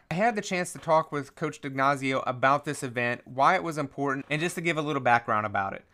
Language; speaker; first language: English; native; English